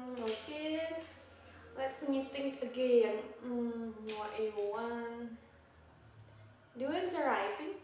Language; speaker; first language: English; non-native, learner; Indonesian